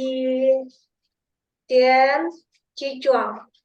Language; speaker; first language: Chinese; non-native, learner; Indonesian